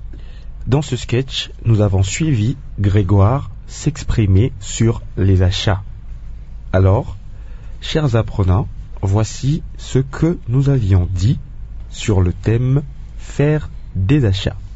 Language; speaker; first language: French; non-native, local second language; Kongo